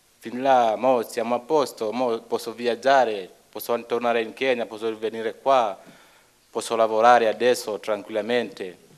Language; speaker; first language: Italian; non-native, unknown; Luo (Kenya and Tanzania)